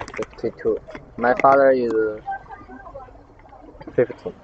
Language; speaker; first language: English; non-native, learner; Chinese